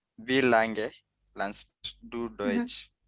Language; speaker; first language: German; non-native, learner; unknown